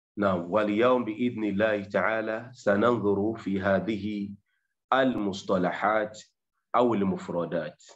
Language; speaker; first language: Arabic; non-native, fluent; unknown